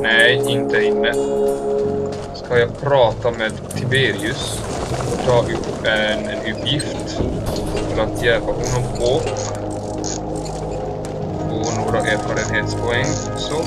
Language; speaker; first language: Swedish; non-native, learner; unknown